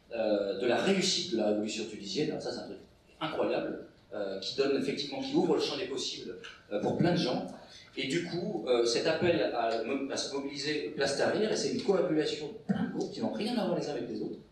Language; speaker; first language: French; native; French